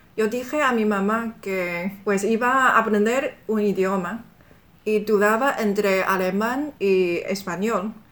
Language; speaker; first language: Spanish; non-native, fluent; Chinese